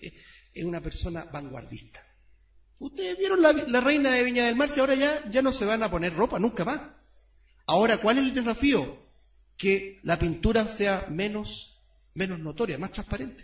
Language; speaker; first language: Spanish; native; Spanish